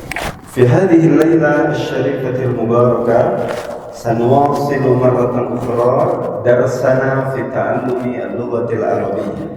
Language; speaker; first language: Arabic; non-native, fluent; Indonesian